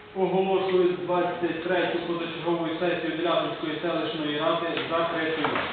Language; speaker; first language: Ukrainian; native; Ukrainian